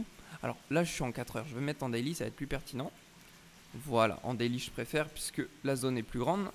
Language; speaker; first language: French; native; French